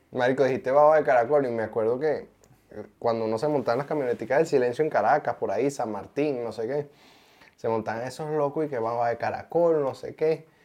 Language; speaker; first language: Spanish; native; Spanish